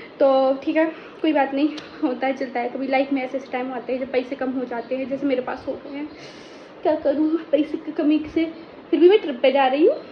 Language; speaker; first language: Hindi; native; Hindi